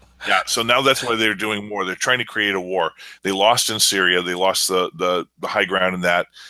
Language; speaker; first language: English; native; English